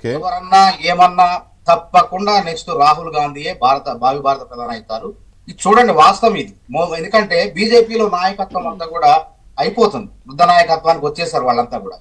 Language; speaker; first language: Telugu; native; Telugu